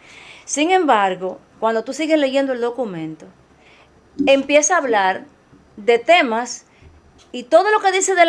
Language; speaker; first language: Spanish; native; Spanish